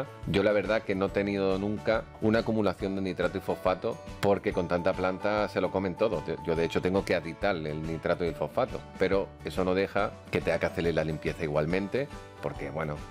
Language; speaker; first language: Spanish; native; Spanish